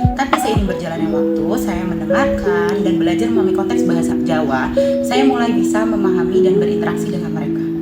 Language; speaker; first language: Indonesian; native; Indonesian